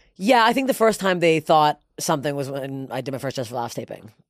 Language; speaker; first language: English; native; English